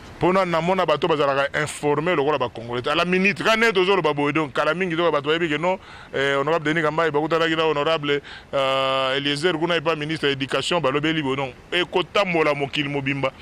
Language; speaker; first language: Lingala; non-native, local second language; Luba-Lulua